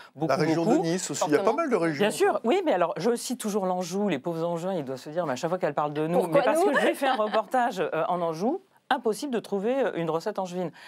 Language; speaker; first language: French; native; French